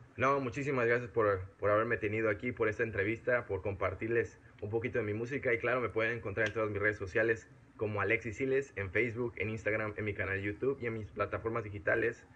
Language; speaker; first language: Spanish; native; Spanish